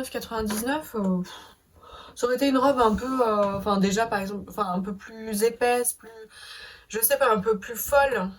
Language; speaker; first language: French; native; French